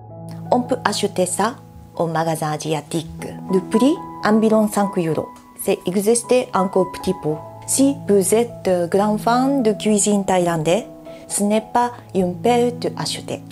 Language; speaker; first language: French; non-native, learner; Japanese